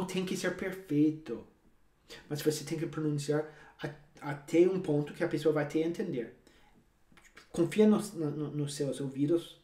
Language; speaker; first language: Portuguese; non-native, fluent; English